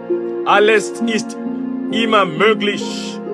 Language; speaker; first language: German; non-native, learner; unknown